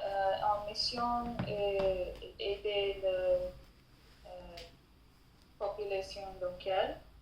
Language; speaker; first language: French; non-native, learner; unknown